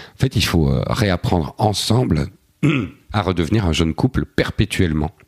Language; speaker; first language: French; native; French